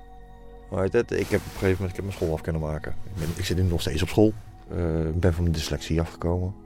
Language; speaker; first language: Dutch; native; Dutch